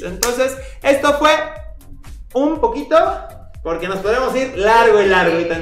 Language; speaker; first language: Spanish; native; Spanish